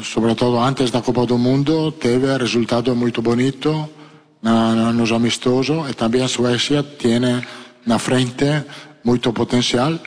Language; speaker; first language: Portuguese; non-native, learner; Italian